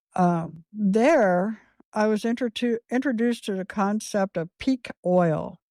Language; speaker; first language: English; native; English